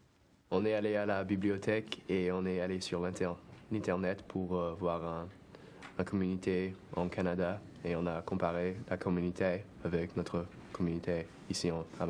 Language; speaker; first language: French; non-native, learner; English